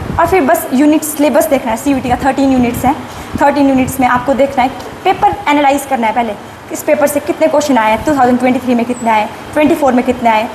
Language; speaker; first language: Hindi; native; Hindi